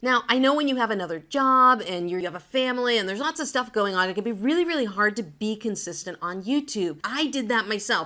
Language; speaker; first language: English; native; English